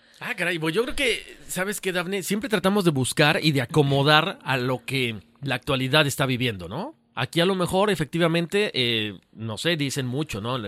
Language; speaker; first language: Spanish; native; Spanish